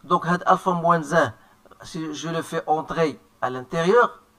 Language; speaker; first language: French; non-native, local second language; Arabic